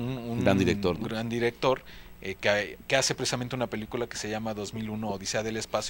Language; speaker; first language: Spanish; native; Spanish